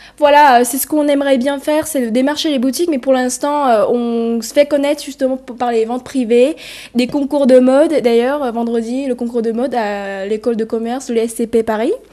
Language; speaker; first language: French; early bilingual, other home language; Vietnamese